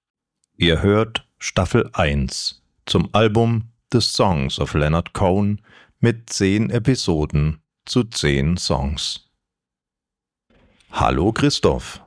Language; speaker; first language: German; native; German